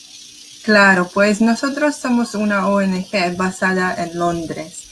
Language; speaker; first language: Spanish; non-native, fluent; English